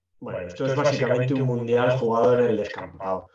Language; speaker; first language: Spanish; native; Spanish